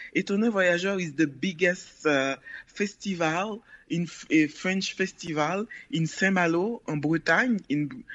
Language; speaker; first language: English; non-native, learner; Haitian Creole